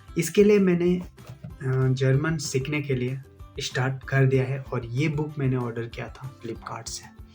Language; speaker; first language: Hindi; non-native, local second language; Assamese